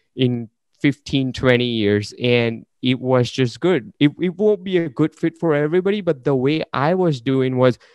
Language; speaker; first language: English; non-native, local second language; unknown